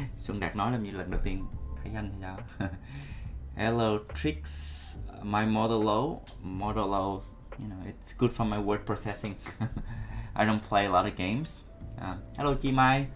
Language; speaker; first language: English; non-native, fluent; Vietnamese